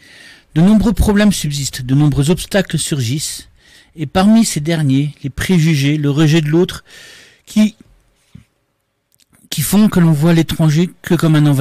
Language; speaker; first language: French; native; French